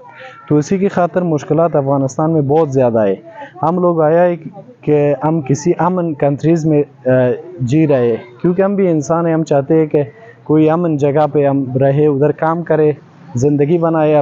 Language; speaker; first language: Hindi; non-native, learner; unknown